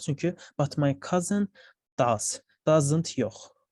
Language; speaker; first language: English; non-native, fluent; Azerbaijani